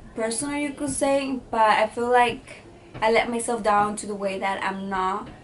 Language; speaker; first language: English; early bilingual, other home language; Spanish